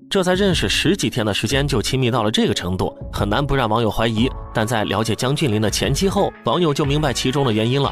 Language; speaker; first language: Chinese; native; Chinese